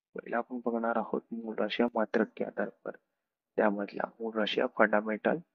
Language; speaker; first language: Hindi; non-native, local second language; Marathi